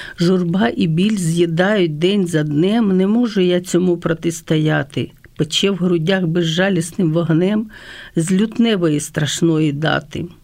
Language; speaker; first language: Ukrainian; non-native, local second language; Russian